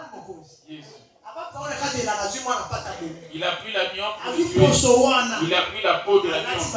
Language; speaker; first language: French; non-native, local second language; Lingala